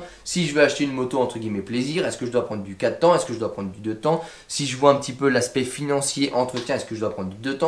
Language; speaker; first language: French; native; French